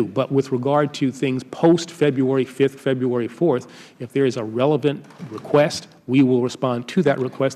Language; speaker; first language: English; native; English